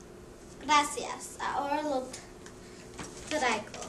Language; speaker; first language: Spanish; non-native, learner; English